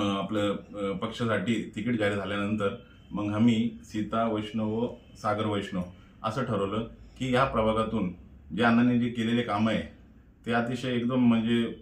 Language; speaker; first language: Marathi; non-native, local second language; Hindi